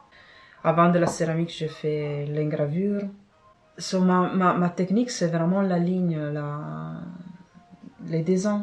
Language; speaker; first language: French; non-native, fluent; Italian